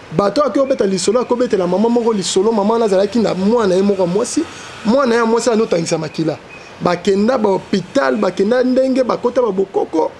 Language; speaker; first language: Lingala; native; Lingala